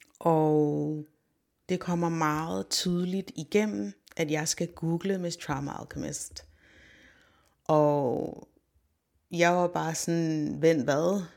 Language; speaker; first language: Danish; early bilingual, other home language; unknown